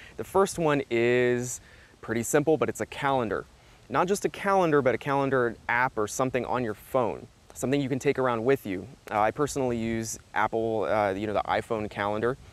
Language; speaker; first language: English; native; English